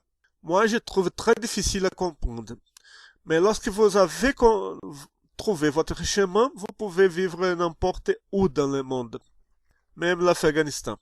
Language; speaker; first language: French; non-native, fluent; Portuguese